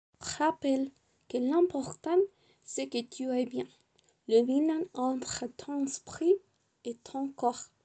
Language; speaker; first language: French; non-native, learner; Spanish